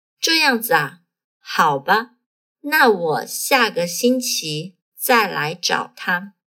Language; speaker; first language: Chinese; non-native, fluent; Portuguese